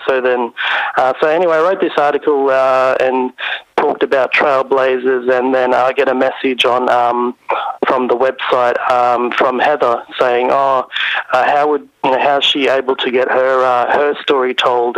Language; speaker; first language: English; native; English